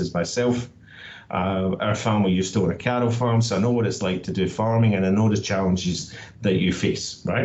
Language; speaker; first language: English; native; English